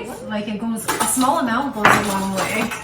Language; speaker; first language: English; native; English